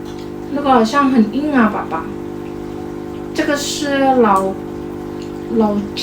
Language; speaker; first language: Chinese; non-native, fluent; Indonesian